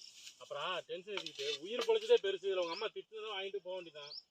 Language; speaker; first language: Tamil; native; Tamil